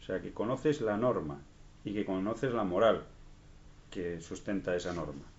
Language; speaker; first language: Spanish; non-native, local second language; Galician